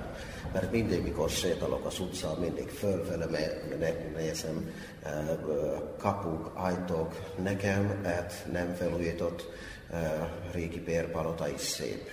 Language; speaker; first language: Hungarian; non-native, fluent; Finnish